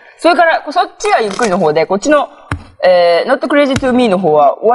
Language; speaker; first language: Japanese; native; Japanese